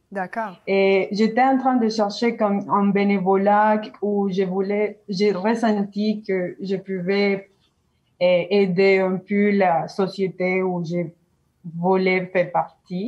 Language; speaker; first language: French; non-native, learner; Spanish